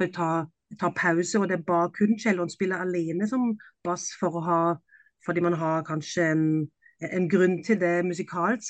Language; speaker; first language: Norwegian; non-native, fluent; German